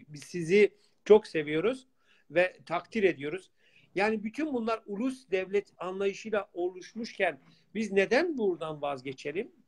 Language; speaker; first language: Turkish; non-native, local second language; Kurdish